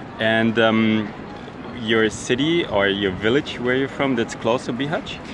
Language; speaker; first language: English; non-native, fluent; German